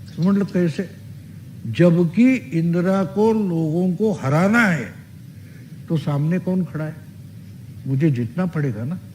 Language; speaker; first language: Hindi; non-native, local second language; Marathi